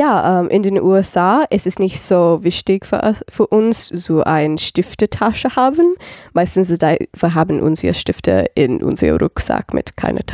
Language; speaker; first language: German; non-native, learner; English